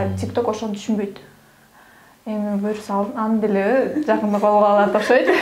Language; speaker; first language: Kyrgyz; non-native, local second language; Russian